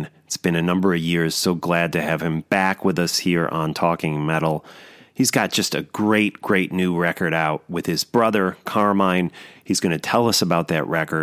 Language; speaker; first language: English; native; English